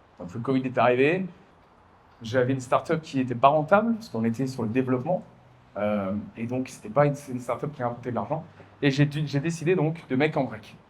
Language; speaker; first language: French; native; French